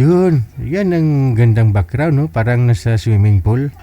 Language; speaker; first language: Filipino; native; Filipino